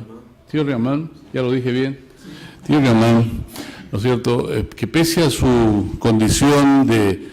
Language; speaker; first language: Spanish; native; Spanish